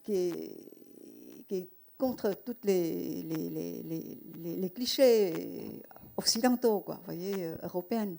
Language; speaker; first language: French; non-native, fluent; Vietnamese